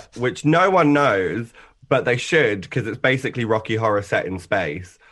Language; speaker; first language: English; native; English